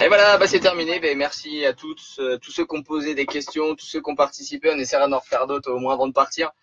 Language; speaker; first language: French; native; French